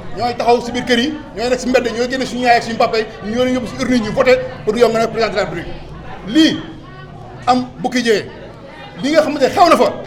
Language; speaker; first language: Wolof; non-native, local second language; Soninke